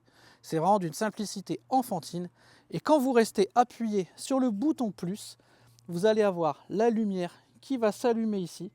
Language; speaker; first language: French; native; French